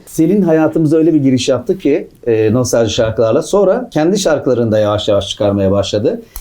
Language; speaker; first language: Turkish; native; Turkish